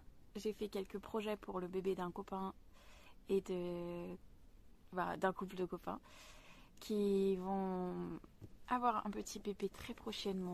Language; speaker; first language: French; native; French